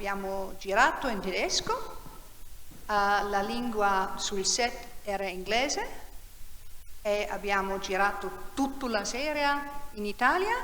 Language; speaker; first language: Italian; non-native, learner; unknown